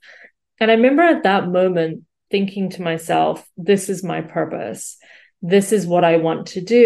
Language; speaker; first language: English; native; English